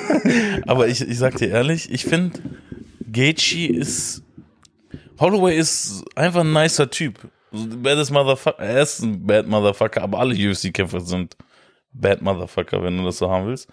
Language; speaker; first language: German; native; German